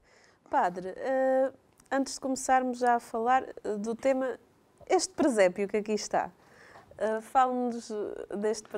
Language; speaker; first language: Portuguese; native; Portuguese